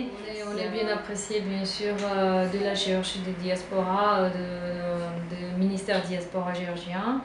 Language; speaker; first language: French; non-native, fluent; Georgian